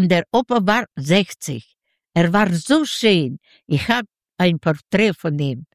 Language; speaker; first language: German; non-native, fluent; Yiddish